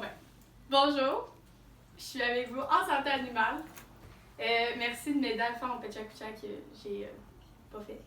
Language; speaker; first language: French; native; French